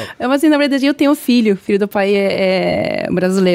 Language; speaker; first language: Portuguese; non-native, learner; Japanese